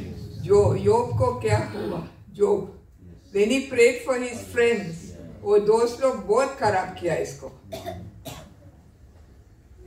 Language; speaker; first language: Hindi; non-native, local second language; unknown